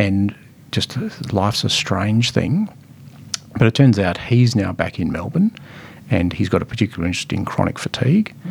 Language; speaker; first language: English; native; English